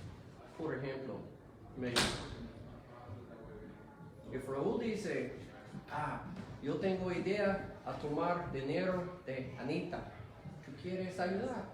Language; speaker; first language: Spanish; non-native, learner; English